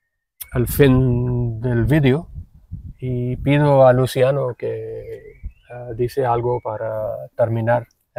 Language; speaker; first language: Spanish; non-native, fluent; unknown